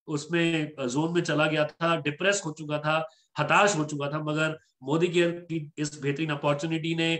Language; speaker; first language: Hindi; native; Hindi